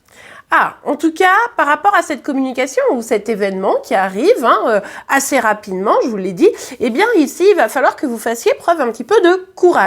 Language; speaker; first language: French; native; French